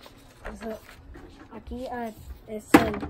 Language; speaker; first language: Spanish; early bilingual, heritage; Spanish